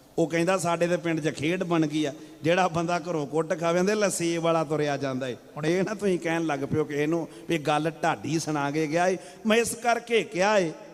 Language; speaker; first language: Punjabi; native; Punjabi